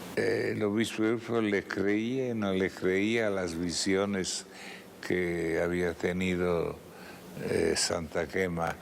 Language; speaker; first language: Spanish; non-native, fluent; Italian